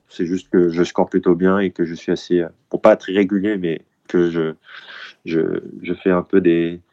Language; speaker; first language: French; early bilingual, other home language; Korean